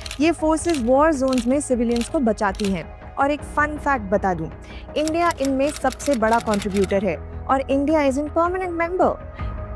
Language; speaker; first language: Hindi; native; Hindi